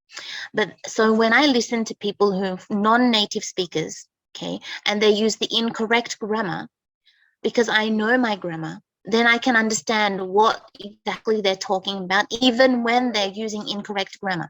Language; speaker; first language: English; non-native, fluent; Indonesian